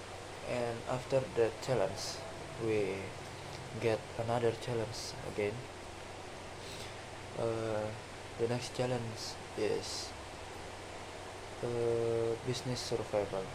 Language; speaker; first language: English; non-native, learner; Indonesian